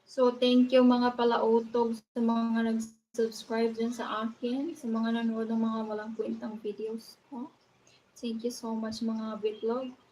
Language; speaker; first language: Filipino; non-native, local second language; Cebuano